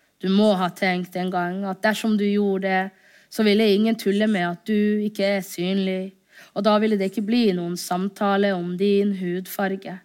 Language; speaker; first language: Norwegian; early bilingual, other home language; Somali